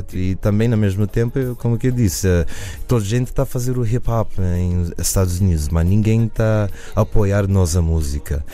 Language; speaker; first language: Portuguese; early bilingual, other home language; English